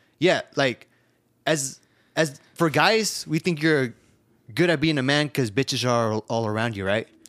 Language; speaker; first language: English; native; English